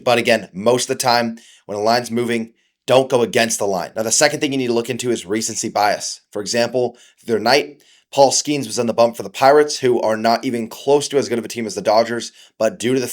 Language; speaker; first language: English; native; English